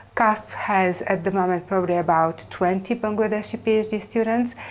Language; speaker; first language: English; non-native, fluent; Bulgarian